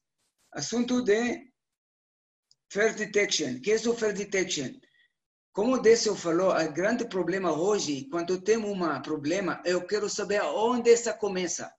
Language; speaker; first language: Portuguese; non-native, learner; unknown